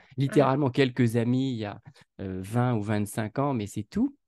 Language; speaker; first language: French; native; French